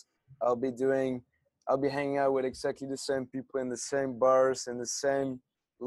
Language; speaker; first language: English; non-native, fluent; Dutch